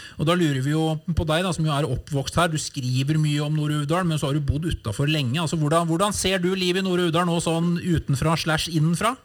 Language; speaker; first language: Norwegian; native; Norwegian